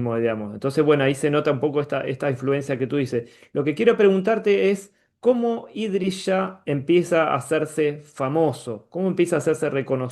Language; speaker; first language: Spanish; native; Spanish